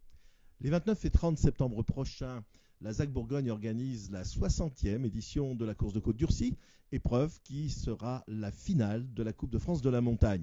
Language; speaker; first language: French; native; French